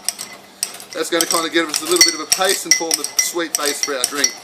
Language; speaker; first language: English; native; English